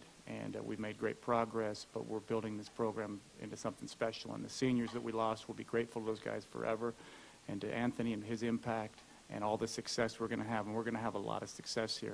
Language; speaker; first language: English; native; English